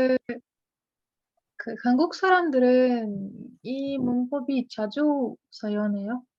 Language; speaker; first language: Korean; non-native, learner; Russian